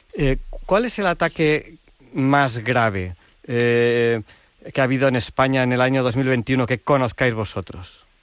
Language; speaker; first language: Spanish; native; Spanish